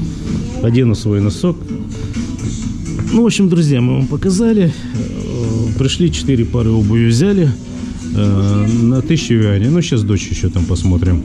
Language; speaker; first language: Russian; native; Russian